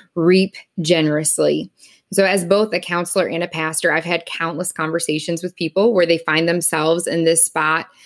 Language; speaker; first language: English; native; English